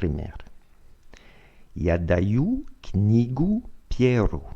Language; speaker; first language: Russian; non-native, fluent; French